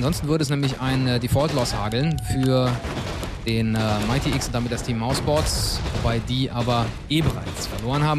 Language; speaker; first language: German; native; German